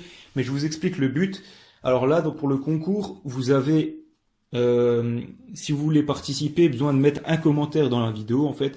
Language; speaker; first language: French; native; French